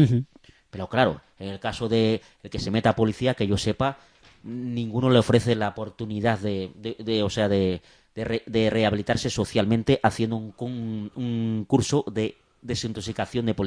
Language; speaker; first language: Spanish; native; Spanish